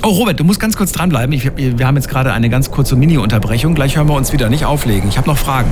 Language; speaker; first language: German; native; German